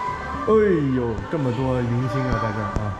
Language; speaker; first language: Chinese; native; Chinese